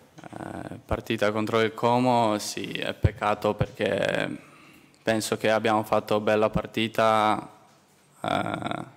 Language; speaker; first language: Italian; non-native, learner; Polish